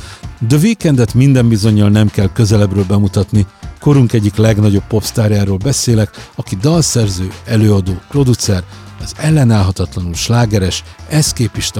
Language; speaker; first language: Hungarian; native; Hungarian